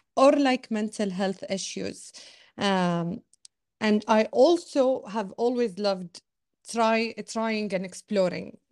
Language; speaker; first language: English; non-native, fluent; Arabic